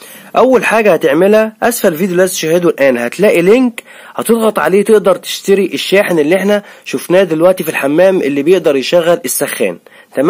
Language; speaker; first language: Arabic; native; Arabic